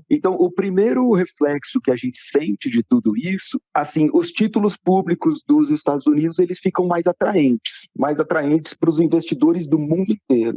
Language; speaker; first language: Portuguese; native; Portuguese